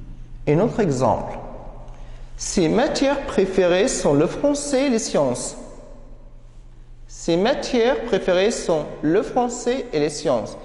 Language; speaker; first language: French; non-native, fluent; Arabic